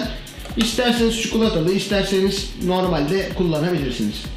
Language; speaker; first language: Turkish; native; Turkish